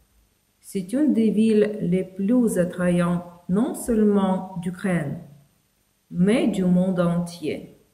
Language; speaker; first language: French; non-native, fluent; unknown